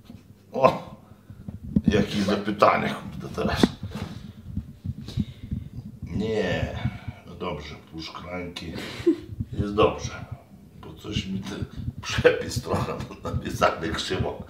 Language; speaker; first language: Polish; non-native, fluent; Lithuanian